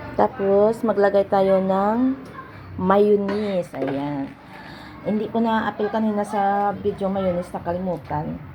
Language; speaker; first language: Filipino; non-native, local second language; Hiligaynon